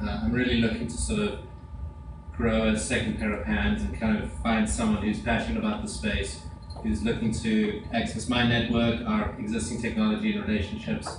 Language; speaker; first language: English; native; English